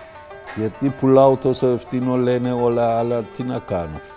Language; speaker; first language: Greek; non-native, learner; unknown